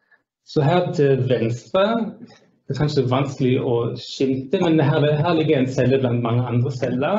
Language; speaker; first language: Norwegian; non-native, fluent; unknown